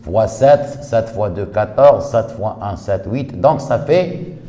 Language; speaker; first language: French; non-native, local second language; Arabic